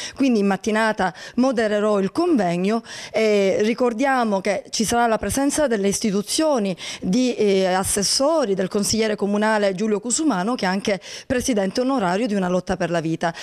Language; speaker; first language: Italian; native; Italian